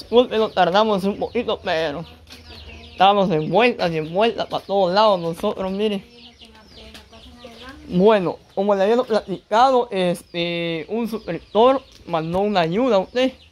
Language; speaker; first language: Spanish; native; Spanish